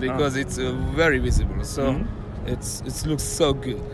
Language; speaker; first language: English; non-native, learner; Hungarian